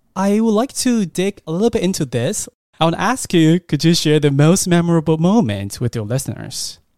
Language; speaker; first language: English; non-native, fluent; Chinese